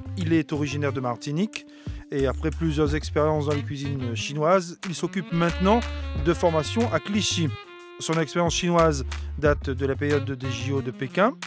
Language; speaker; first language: French; native; French